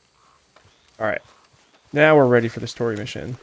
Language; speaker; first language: English; native; English